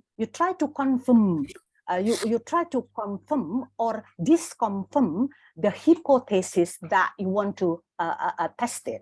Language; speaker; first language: English; non-native, fluent; Indonesian